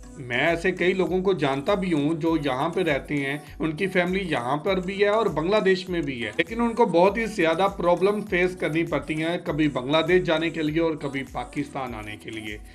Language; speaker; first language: Urdu; non-native, local second language; Bangla